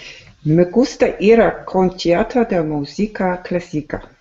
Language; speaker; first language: Spanish; non-native, learner; English